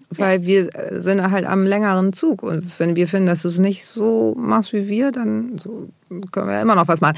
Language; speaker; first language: German; early bilingual, other home language; Greek